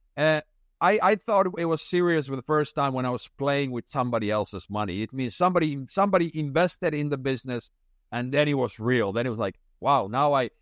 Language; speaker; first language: English; non-native, fluent; Finnish